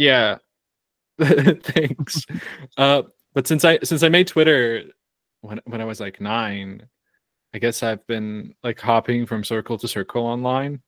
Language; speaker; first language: English; non-native, fluent; Croatian